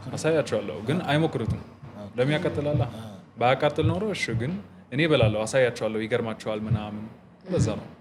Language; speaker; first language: Amharic; early bilingual, heritage; Amharic